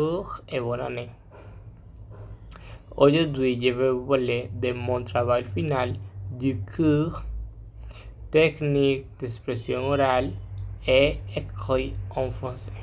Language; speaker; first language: French; non-native, learner; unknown